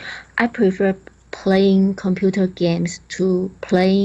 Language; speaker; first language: English; non-native, learner; Chinese